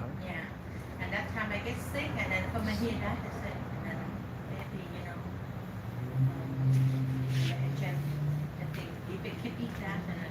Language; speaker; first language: English; non-native, learner; Vietnamese